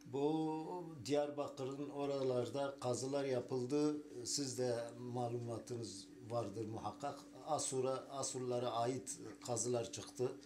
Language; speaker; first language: Turkish; non-native, local second language; Turoyo